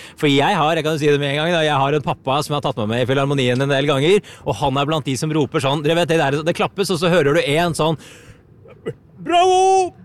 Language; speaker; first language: Norwegian; native; Norwegian